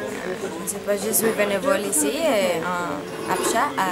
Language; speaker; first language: French; non-native, learner; Spanish